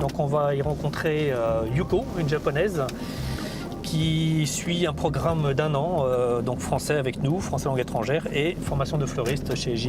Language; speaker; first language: French; native; French